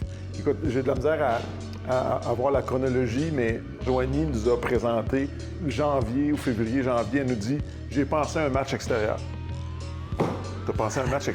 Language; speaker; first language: French; native; French